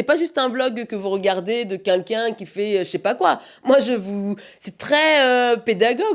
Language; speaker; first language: French; native; French